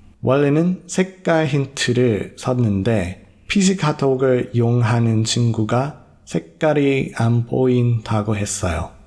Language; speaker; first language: Korean; non-native, fluent; English